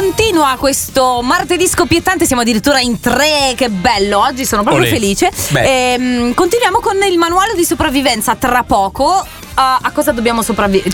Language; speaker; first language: Italian; native; Italian